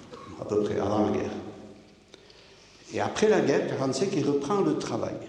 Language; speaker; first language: French; native; French